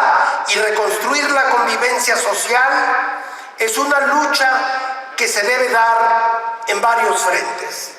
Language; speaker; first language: Spanish; native; Spanish